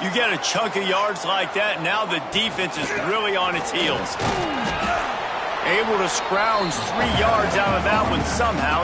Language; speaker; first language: English; native; English